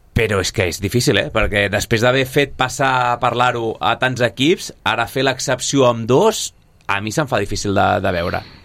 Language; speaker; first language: Catalan; native; Catalan